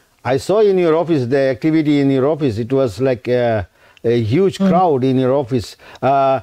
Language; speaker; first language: English; non-native, local second language; Bangla